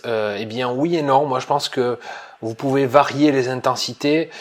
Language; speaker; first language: French; native; French